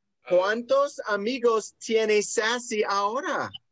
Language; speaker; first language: Spanish; non-native, fluent; English